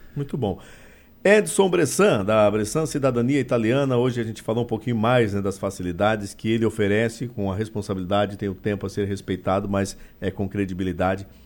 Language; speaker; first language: Portuguese; native; Portuguese